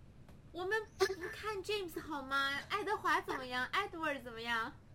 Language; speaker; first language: Chinese; native; Chinese